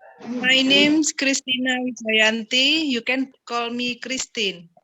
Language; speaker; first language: English; non-native, learner; Indonesian